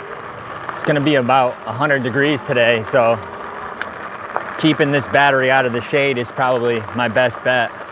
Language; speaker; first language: English; native; English